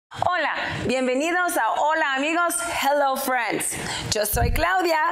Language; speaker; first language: Spanish; non-native, learner; English